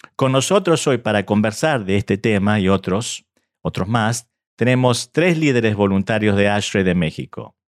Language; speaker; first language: Spanish; early bilingual, heritage; Spanish